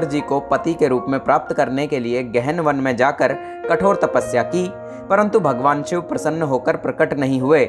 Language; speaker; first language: Hindi; native; Hindi